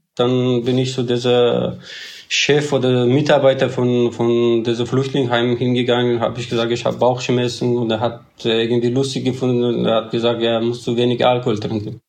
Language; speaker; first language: German; non-native, fluent; Persian